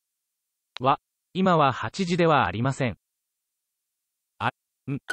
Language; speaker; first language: Japanese; non-native, learner; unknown